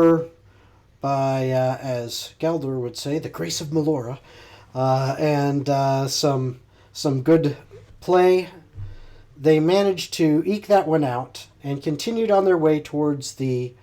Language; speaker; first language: English; native; English